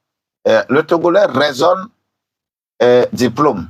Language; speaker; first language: French; non-native, local second language; Ewe